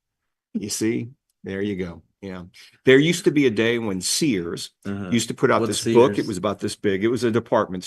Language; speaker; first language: English; native; English